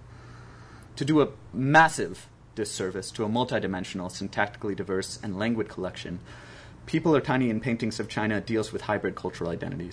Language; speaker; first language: English; native; English